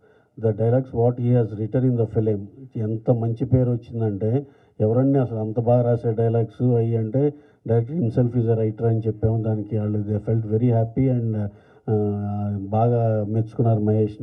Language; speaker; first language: Telugu; native; Telugu